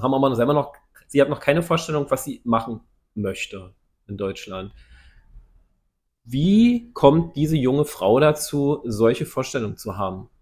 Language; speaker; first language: German; native; German